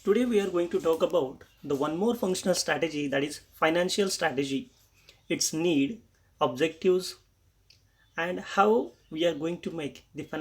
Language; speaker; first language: English; non-native, local second language; Marathi